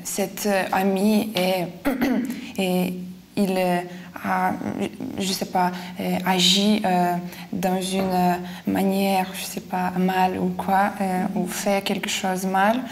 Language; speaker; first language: French; non-native, fluent; Lithuanian